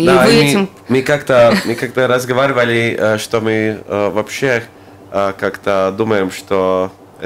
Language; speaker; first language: Russian; non-native, local second language; Latvian